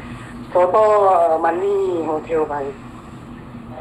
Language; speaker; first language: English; non-native, learner; Thai